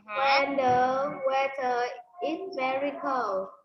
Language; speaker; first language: English; non-native, learner; Vietnamese